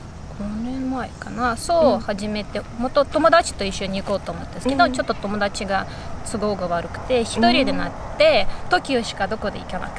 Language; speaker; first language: Japanese; non-native, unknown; Bashkir